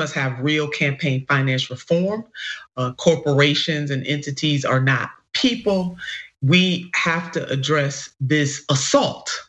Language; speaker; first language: English; native; English